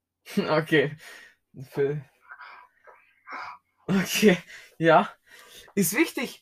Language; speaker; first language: German; native; German